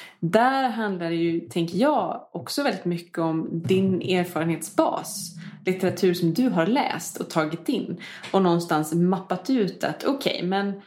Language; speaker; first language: Swedish; native; Swedish